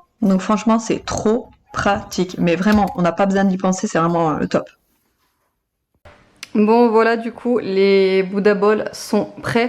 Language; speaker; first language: French; native; French